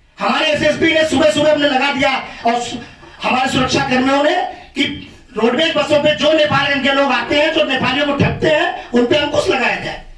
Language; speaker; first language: Hindi; native; Hindi